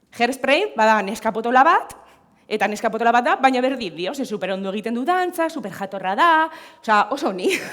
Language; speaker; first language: Basque; non-native, local second language; Spanish